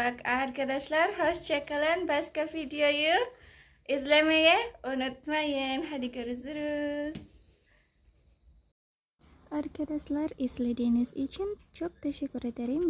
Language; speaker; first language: Turkish; non-native, learner; Indonesian